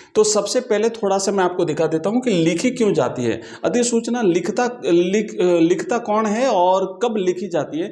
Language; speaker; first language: Hindi; native; Hindi